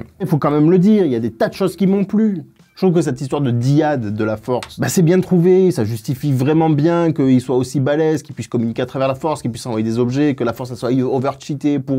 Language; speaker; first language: French; native; French